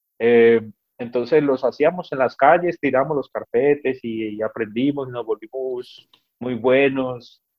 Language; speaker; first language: Spanish; native; Spanish